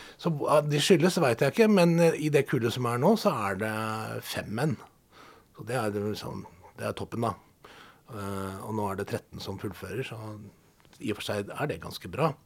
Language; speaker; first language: Norwegian; native; Norwegian